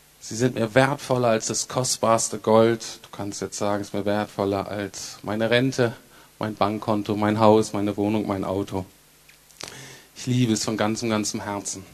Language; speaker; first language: German; native; German